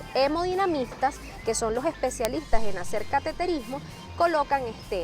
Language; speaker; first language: Spanish; native; Spanish